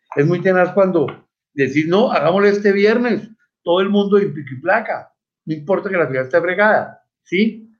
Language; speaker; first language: Spanish; native; Spanish